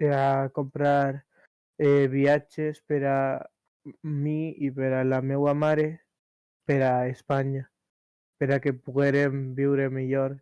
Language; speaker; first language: Catalan; early bilingual, other home language; Urdu